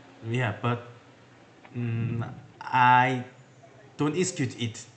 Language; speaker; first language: English; non-native, learner; Korean